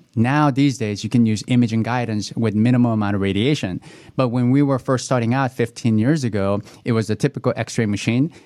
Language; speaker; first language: English; early bilingual, other home language; Korean